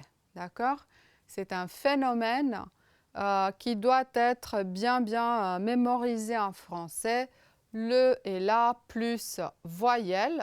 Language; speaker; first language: French; non-native, fluent; Romanian